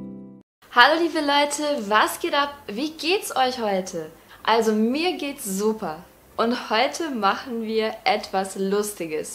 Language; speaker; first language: German; non-native, fluent; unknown